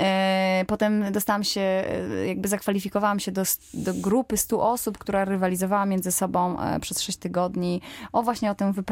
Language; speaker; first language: Polish; native; Polish